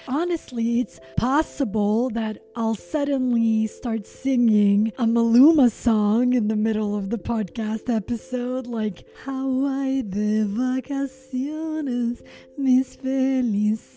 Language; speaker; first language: English; non-native, fluent; Albanian